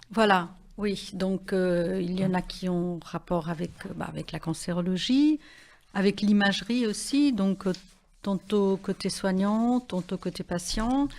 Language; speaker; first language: French; non-native, fluent; Spanish